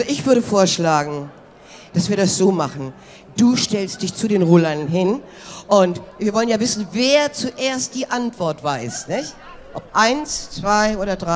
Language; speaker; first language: German; native; German